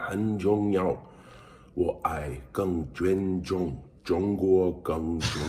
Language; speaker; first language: Chinese; non-native, learner; English